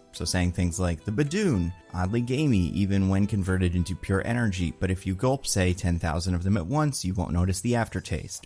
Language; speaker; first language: English; native; English